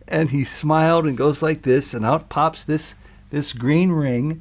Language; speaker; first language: English; native; English